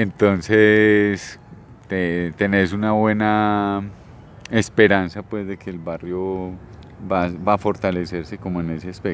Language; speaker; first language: Spanish; native; Spanish